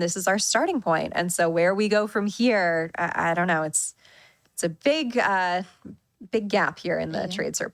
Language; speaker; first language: English; native; English